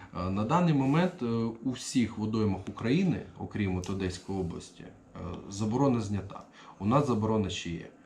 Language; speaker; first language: Ukrainian; non-native, local second language; Russian